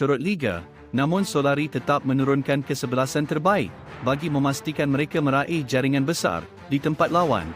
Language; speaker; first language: Malay; native; Malay